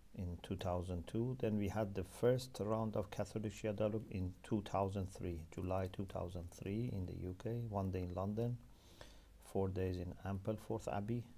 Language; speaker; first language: English; non-native, fluent; Persian